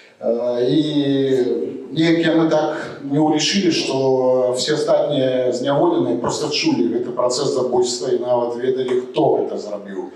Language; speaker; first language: Belarusian; non-native, local second language; Russian